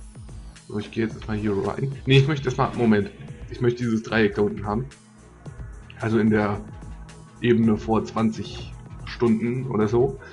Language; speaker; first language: German; native; German